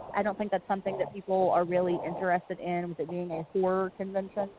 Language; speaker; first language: English; native; English